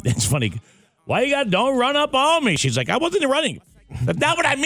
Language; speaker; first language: English; native; English